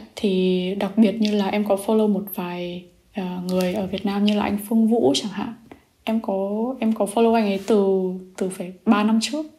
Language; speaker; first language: Vietnamese; native; Vietnamese